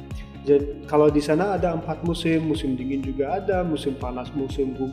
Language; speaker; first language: Indonesian; non-native, fluent; Turkmen